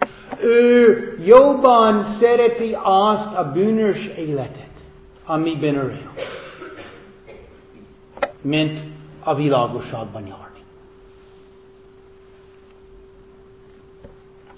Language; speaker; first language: Hungarian; non-native, fluent; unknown